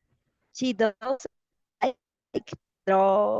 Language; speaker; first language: English; non-native, learner; Spanish